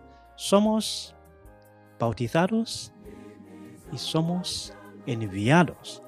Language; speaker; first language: Spanish; non-native, fluent; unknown